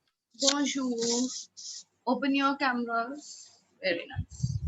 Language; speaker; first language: English; non-native, local second language; Hindi